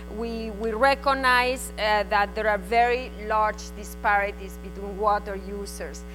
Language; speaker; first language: English; non-native, fluent; Spanish